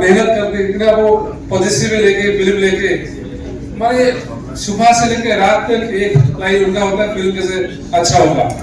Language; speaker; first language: Hindi; non-native, local second language; Odia